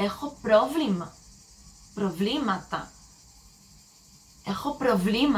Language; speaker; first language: Greek; non-native, learner; English